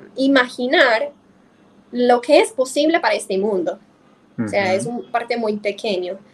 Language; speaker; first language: Spanish; non-native, fluent; English